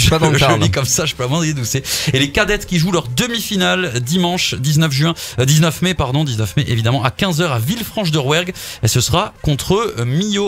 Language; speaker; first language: French; native; French